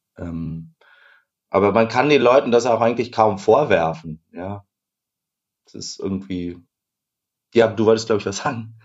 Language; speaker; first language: German; native; German